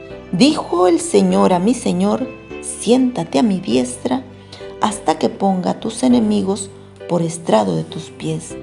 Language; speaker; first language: Spanish; native; Spanish